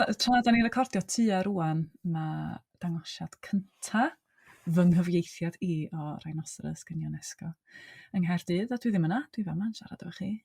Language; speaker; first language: Welsh; native; Welsh